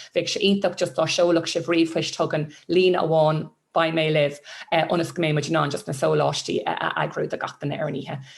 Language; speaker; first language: Irish; non-native, local second language; English